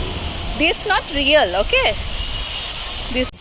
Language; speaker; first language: English; non-native, learner; Hindi